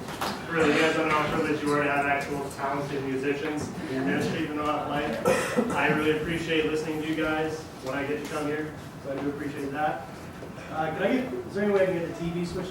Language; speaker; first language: English; native; English